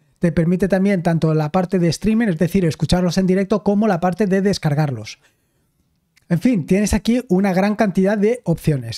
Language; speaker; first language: Spanish; native; Spanish